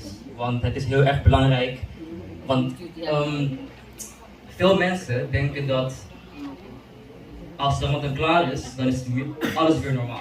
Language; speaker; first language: Dutch; early bilingual, other home language; Indonesian